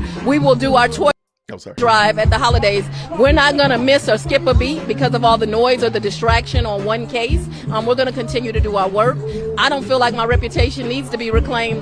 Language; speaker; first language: English; native; English